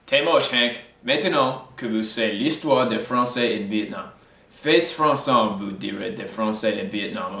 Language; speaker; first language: French; non-native, learner; English